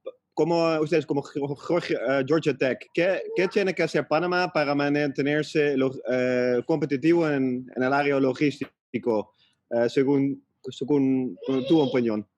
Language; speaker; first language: Spanish; non-native, fluent; Dutch